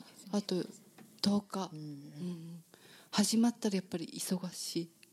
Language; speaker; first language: Japanese; native; Japanese